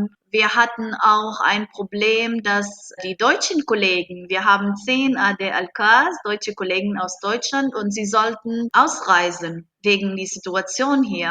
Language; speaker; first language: German; non-native, fluent; Arabic